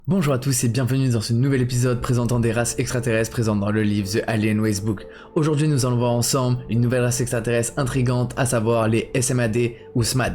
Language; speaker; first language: French; native; French